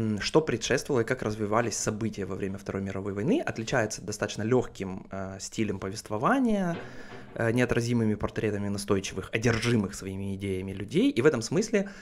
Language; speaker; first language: Russian; native; Russian